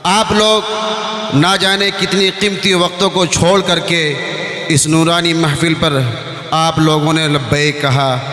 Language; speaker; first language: Urdu; non-native, local second language; Bangla